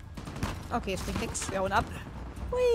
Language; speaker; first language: German; native; German